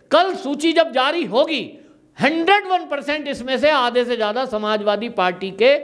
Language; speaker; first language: Hindi; native; Hindi